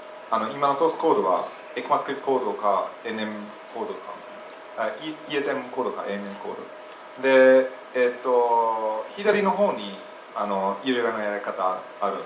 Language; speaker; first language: Japanese; non-native, fluent; English